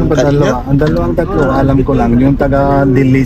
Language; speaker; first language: Filipino; non-native, learner; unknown